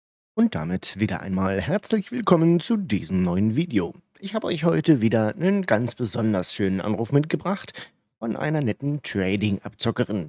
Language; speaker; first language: German; native; German